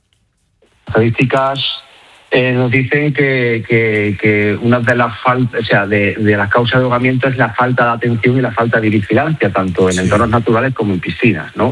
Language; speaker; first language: Spanish; native; Spanish